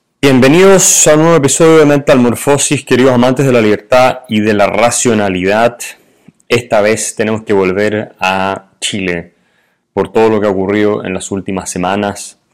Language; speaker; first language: Spanish; native; Spanish